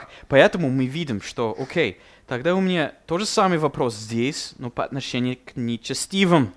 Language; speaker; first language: Russian; non-native, fluent; English